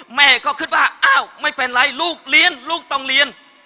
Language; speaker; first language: Thai; non-native, learner; Khmer